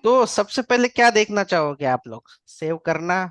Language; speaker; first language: Hindi; non-native, local second language; Marathi